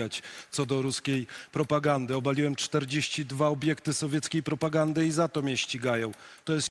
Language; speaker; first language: Polish; native; Polish